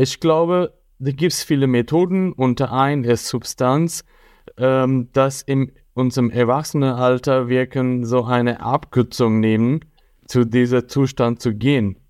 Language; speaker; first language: German; non-native, fluent; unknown